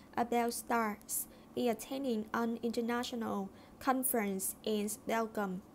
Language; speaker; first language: English; non-native, fluent; Vietnamese